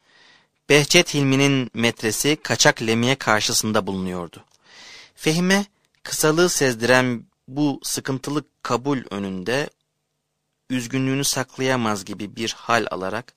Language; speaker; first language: Turkish; native; Turkish